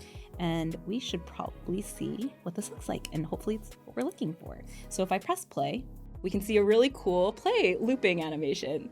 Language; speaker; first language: English; native; English